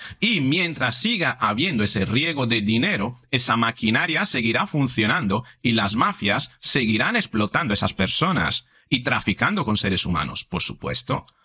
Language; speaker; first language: Spanish; non-native, fluent; Italian